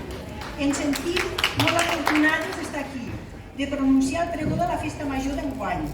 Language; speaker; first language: Catalan; native; Catalan